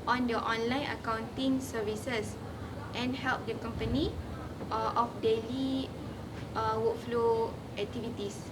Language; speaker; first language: English; non-native, learner; Malay